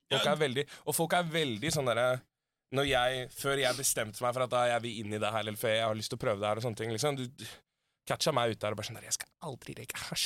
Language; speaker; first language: Norwegian; native; Norwegian